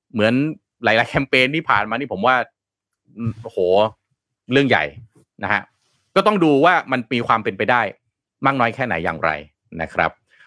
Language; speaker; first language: Thai; non-native, local second language; Lao